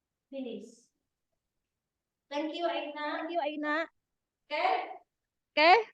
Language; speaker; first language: English; non-native, learner; Indonesian